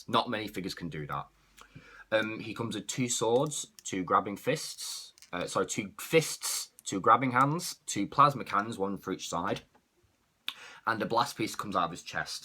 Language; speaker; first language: English; native; English